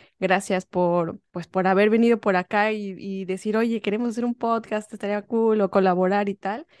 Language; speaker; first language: Spanish; native; Spanish